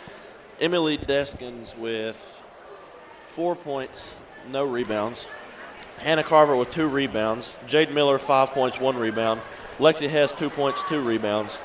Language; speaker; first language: English; native; English